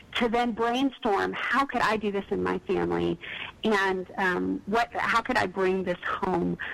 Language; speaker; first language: English; native; English